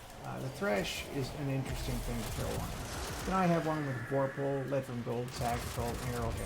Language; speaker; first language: English; native; English